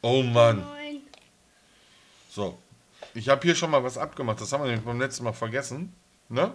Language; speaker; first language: German; native; German